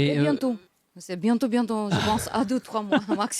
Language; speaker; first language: French; non-native, learner; Russian